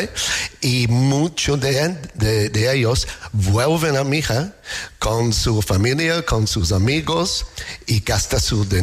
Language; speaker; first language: Spanish; non-native, learner; English